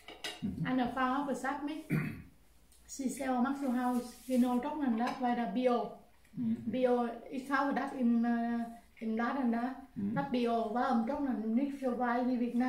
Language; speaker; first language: German; non-native, learner; Vietnamese